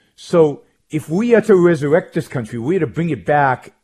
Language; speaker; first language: English; non-native, fluent; Hebrew